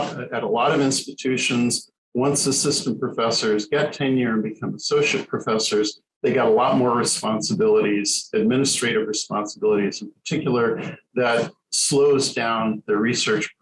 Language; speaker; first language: English; native; English